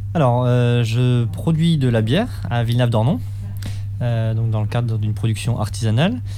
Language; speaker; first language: French; native; French